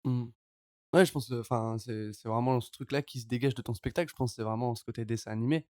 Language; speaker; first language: French; native; French